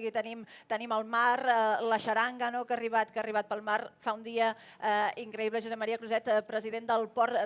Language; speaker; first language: Catalan; native; Catalan